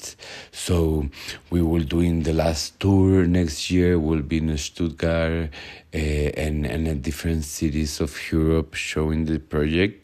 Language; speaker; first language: English; non-native, learner; Spanish